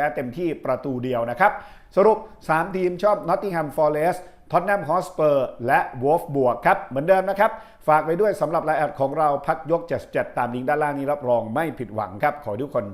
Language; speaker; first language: Thai; native; Thai